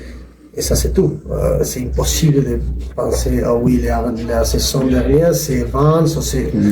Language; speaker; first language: French; non-native, learner; Spanish